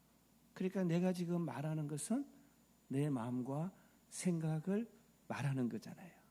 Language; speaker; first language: Korean; native; Korean